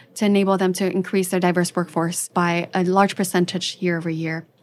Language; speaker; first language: English; early bilingual, other home language; French